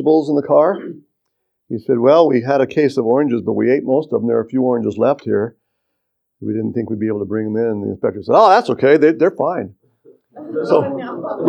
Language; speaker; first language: English; native; English